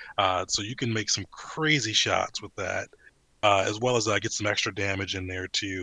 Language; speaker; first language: English; native; English